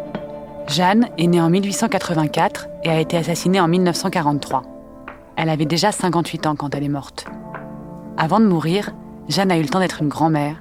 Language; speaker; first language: French; native; French